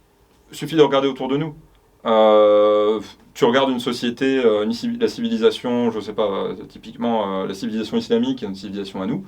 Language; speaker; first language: French; native; French